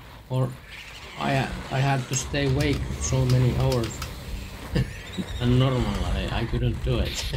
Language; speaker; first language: English; non-native, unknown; Finnish